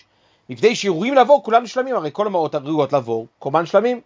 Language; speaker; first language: Hebrew; native; Hebrew